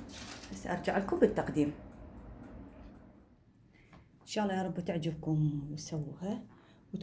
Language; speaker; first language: Arabic; native; Arabic